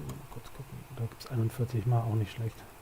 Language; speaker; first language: German; native; German